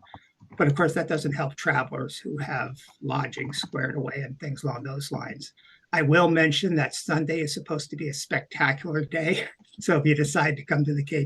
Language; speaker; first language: English; native; English